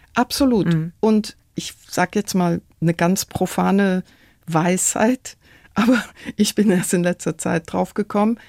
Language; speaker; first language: German; non-native, fluent; Persian